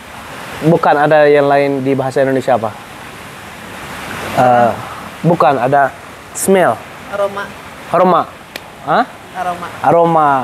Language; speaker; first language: Indonesian; non-native, learner; Arabic